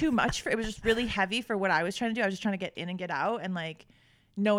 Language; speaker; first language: English; early bilingual, other home language; Romanian